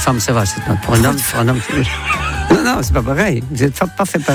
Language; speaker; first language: French; non-native, fluent; Dutch